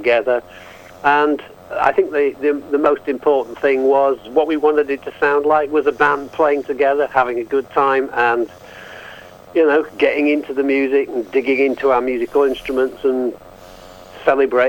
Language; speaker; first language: English; native; English